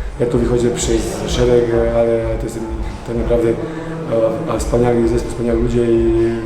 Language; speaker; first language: Polish; non-native, fluent; Serbian